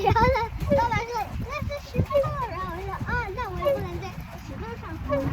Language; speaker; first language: Chinese; early bilingual, heritage; Chinese